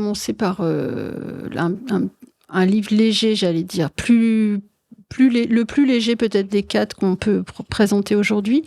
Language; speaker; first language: French; native; French